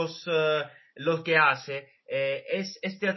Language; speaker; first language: Spanish; non-native, learner; Italian